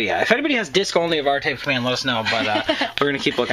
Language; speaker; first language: English; native; English